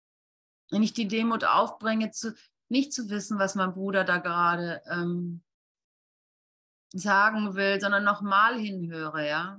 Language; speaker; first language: German; native; German